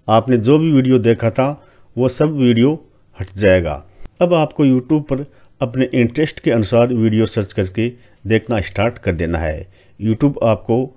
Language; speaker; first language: Hindi; native; Hindi